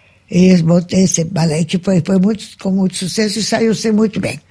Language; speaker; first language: Portuguese; non-native, fluent; Russian